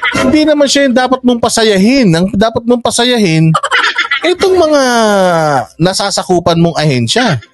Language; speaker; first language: Filipino; non-native, local second language; Iloko